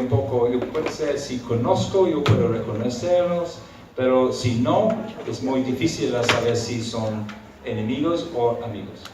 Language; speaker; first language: Spanish; non-native, fluent; English